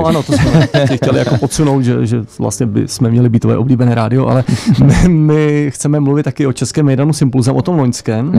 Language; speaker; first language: Czech; native; Czech